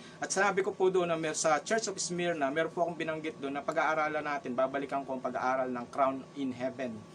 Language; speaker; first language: Filipino; non-native, local second language; Cebuano